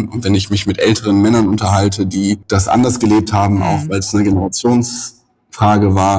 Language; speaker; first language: German; native; German